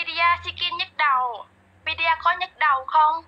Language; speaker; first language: Vietnamese; non-native, learner; Malay